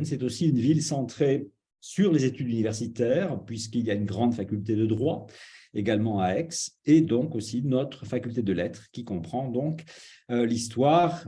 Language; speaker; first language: French; native; French